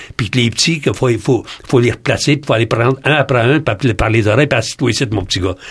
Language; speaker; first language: French; native; French